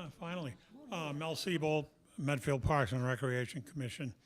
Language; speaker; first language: English; native; English